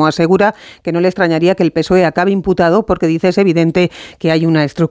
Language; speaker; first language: Spanish; native; Spanish